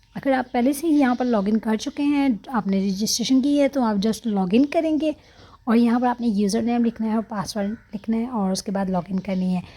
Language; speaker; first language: Urdu; native; Urdu